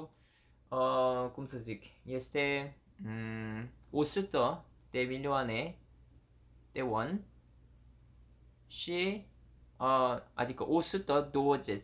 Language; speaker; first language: Romanian; non-native, learner; Korean